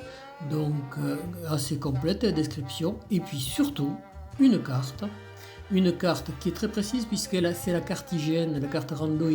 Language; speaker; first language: French; native; French